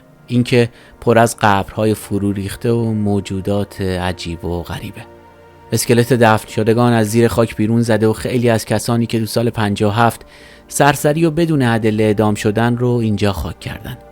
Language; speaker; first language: Persian; native; Persian